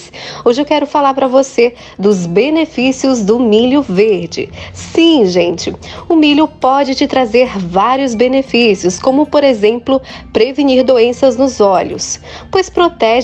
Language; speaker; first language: Portuguese; native; Portuguese